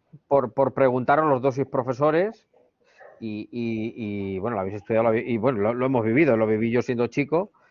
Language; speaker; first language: Spanish; native; Spanish